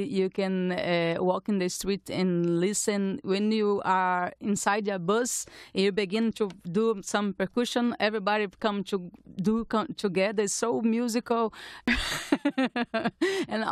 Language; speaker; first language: English; non-native, learner; Portuguese